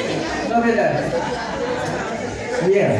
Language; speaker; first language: French; non-native, local second language; Haitian Creole